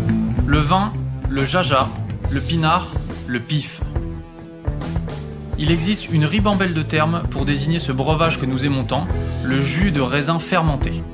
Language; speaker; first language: French; native; French